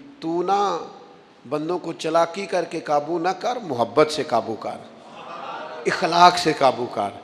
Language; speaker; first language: Urdu; non-native, local second language; Punjabi